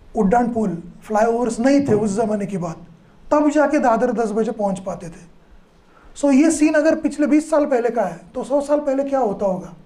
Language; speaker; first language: Hindi; non-native, local second language; Marathi